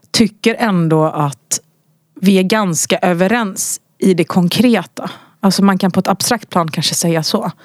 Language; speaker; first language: Swedish; early bilingual, other home language; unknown